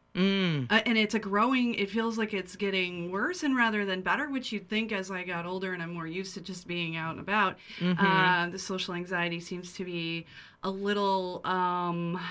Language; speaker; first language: English; native; English